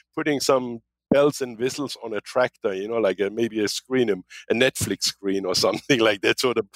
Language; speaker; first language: English; non-native, fluent; German